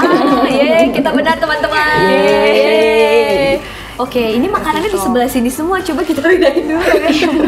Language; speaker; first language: Indonesian; native; Indonesian